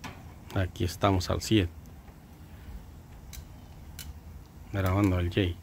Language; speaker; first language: Spanish; native; Spanish